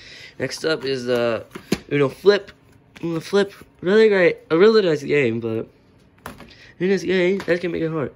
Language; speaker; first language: English; native; English